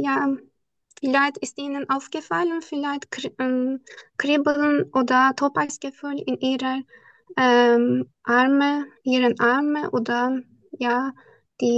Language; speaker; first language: German; non-native, learner; Turkish